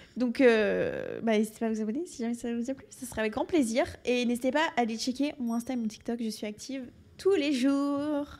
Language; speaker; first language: French; native; French